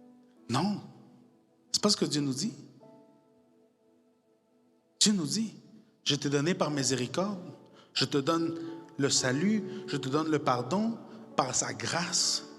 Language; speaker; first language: French; non-native, fluent; Spanish